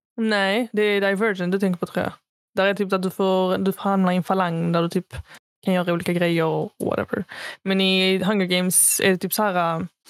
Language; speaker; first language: Swedish; native; Swedish